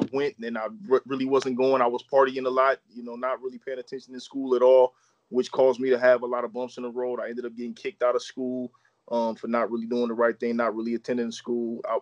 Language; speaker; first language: English; native; English